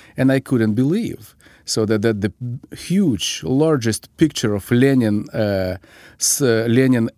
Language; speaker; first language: English; non-native, fluent; Ukrainian